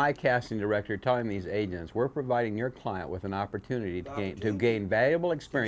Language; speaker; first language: English; native; English